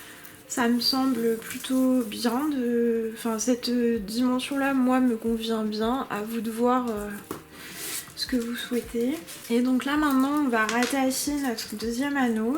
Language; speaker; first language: French; native; French